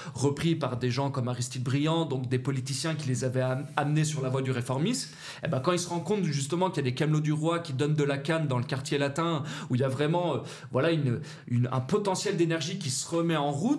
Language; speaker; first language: French; native; French